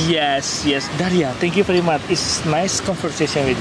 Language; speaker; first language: English; non-native, learner; Indonesian